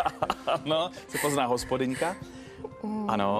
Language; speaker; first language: Czech; native; Czech